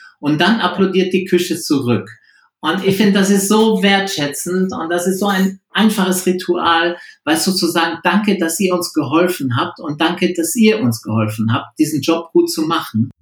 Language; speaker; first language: German; non-native, local second language; French